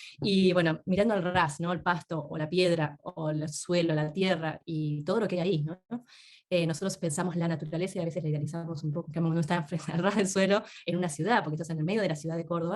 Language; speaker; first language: Spanish; native; Spanish